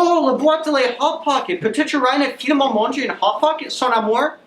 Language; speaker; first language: French; non-native, learner; English